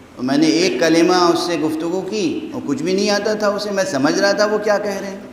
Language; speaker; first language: Urdu; native; Urdu